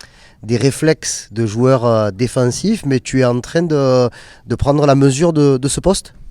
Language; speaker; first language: French; native; French